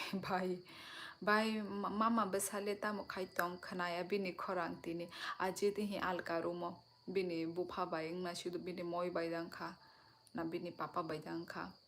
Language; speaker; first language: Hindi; non-native, local second language; Kok Borok